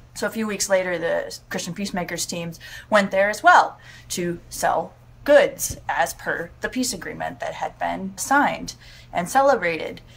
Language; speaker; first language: English; native; English